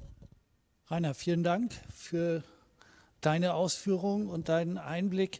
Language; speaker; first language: German; native; German